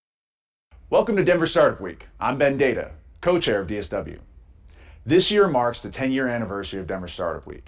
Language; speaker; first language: English; native; English